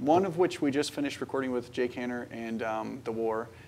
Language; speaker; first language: English; native; English